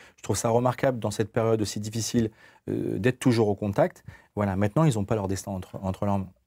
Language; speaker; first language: French; native; French